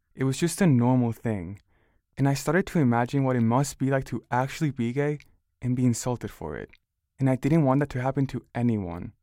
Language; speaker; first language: English; early bilingual, other home language; Spanish